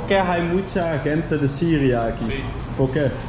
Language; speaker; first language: Spanish; non-native, learner; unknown